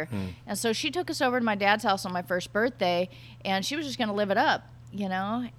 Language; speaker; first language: English; native; English